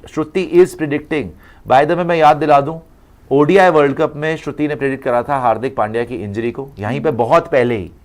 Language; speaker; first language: Hindi; native; Hindi